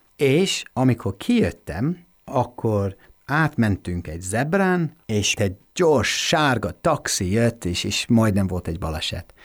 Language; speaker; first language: Hungarian; non-native, fluent; English